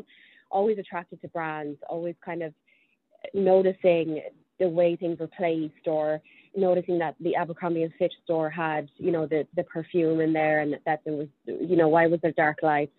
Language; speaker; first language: English; native; English